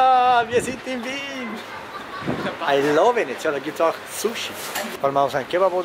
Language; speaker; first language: German; native; German